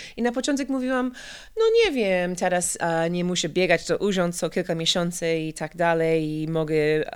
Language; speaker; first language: Polish; non-native, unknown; English